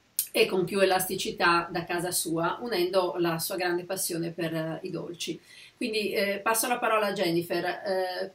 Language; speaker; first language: Italian; native; Italian